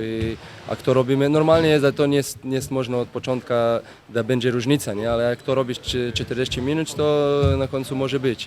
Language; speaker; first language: Polish; non-native, learner; Croatian